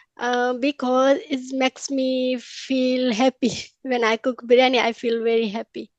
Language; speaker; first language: English; non-native, learner; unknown